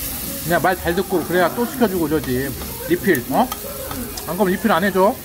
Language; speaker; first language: Korean; native; Korean